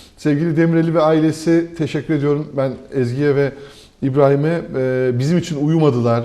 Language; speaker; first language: Turkish; native; Turkish